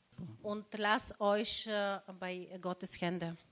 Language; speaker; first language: German; non-native, learner; Bulgarian